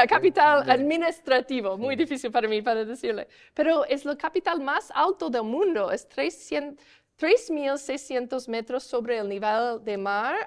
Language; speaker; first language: Spanish; non-native, learner; English